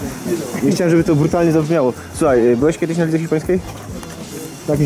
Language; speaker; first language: Polish; native; Polish